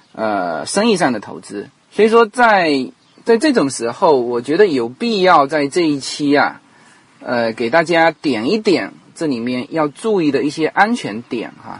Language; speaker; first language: Chinese; native; Chinese